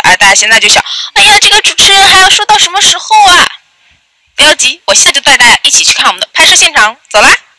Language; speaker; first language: Chinese; native; Chinese